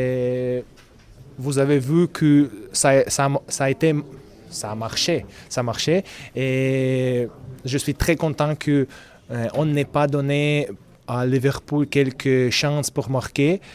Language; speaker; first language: French; non-native, learner; Russian